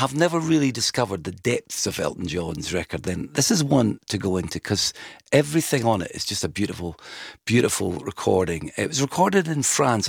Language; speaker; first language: English; native; English